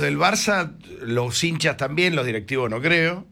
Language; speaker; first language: Spanish; native; Spanish